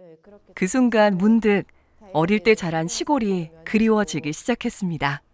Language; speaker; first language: Korean; native; Korean